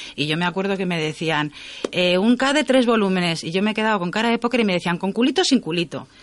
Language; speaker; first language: Spanish; native; Spanish